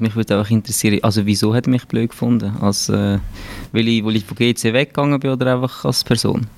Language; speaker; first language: German; native; German